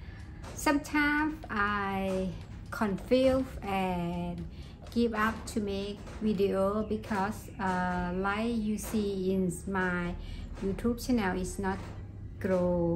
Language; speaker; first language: English; non-native, learner; Thai